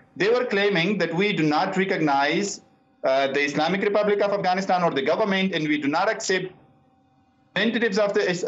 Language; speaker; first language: English; non-native, fluent; Persian